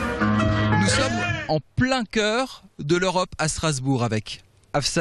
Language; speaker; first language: French; native; French